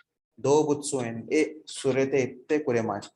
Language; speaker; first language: Japanese; non-native, fluent; Urdu